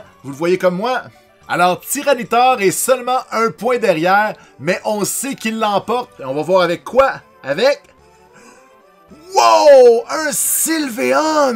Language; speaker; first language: French; native; French